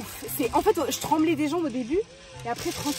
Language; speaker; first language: French; early bilingual, other home language; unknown